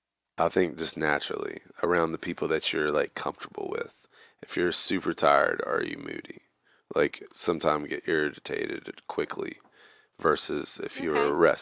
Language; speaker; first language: English; native; English